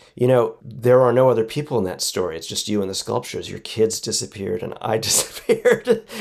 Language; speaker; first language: English; native; English